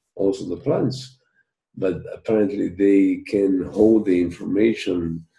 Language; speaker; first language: English; non-native, fluent; Spanish